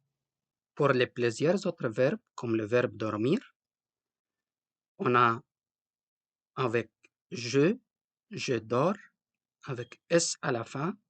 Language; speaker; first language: French; non-native, local second language; Arabic